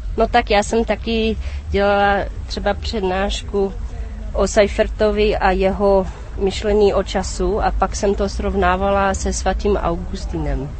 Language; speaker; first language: Czech; non-native, fluent; English